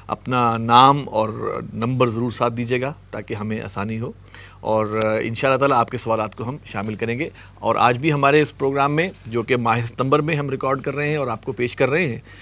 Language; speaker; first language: Urdu; native; Urdu